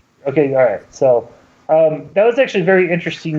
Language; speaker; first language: English; native; English